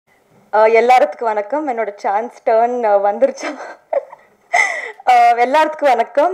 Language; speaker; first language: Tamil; non-native, learner; Telugu